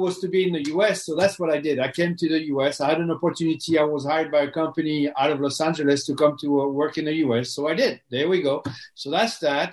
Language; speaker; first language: English; non-native, fluent; French